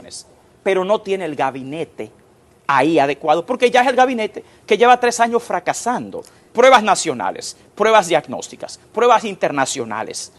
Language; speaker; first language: Spanish; native; Spanish